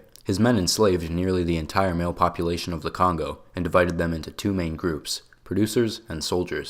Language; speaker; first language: English; native; English